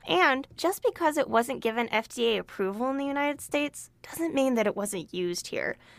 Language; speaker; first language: English; native; English